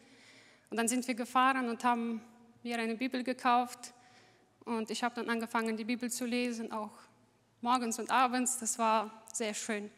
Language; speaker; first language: German; non-native, fluent; Russian